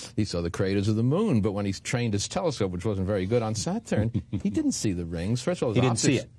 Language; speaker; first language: English; native; English